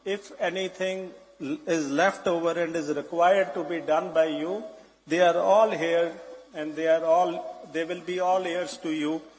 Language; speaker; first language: English; non-native, local second language; Punjabi